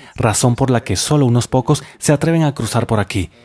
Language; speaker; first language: Spanish; non-native, fluent; Russian